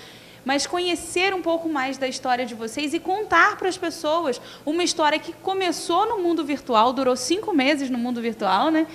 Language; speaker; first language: Portuguese; native; Portuguese